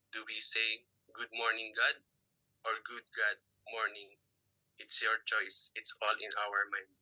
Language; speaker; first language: English; non-native, local second language; Filipino